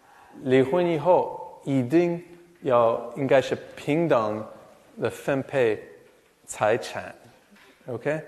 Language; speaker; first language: Chinese; non-native, fluent; English